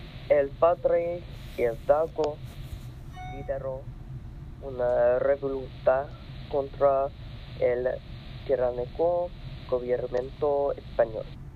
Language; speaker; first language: Spanish; non-native, learner; English